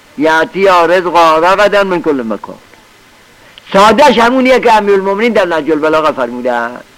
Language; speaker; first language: Persian; native; Persian